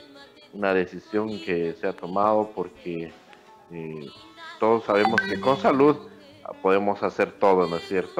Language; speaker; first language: Spanish; native; Spanish